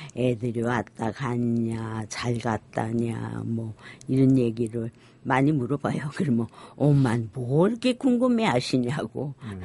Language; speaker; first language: Korean; native; Korean